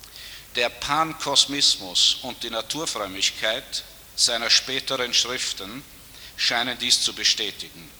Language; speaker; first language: German; native; German